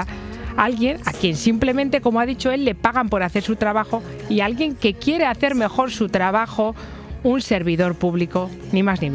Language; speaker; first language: Spanish; native; Spanish